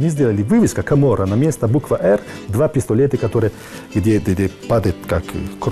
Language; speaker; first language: Russian; non-native, learner; Italian